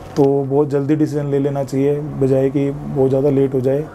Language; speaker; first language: Hindi; native; Hindi